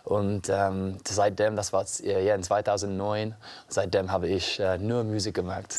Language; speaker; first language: German; non-native, learner; English